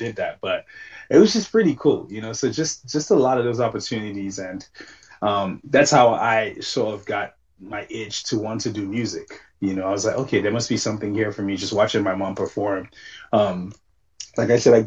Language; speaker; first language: English; non-native, local second language; Yoruba